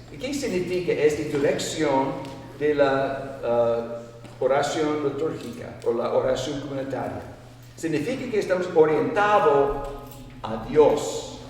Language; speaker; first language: Spanish; non-native, fluent; English